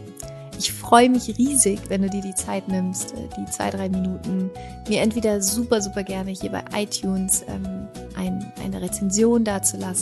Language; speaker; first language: German; native; German